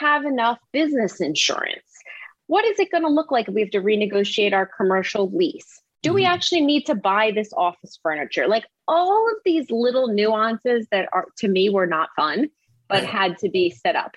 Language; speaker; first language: English; native; English